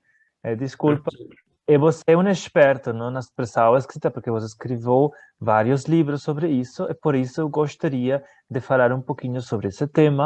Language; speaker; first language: Portuguese; non-native, fluent; Spanish